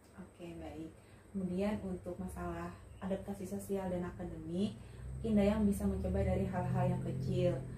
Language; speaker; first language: Indonesian; native; Indonesian